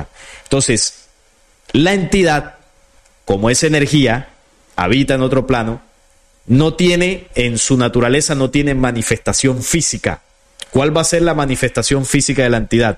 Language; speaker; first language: Spanish; native; Spanish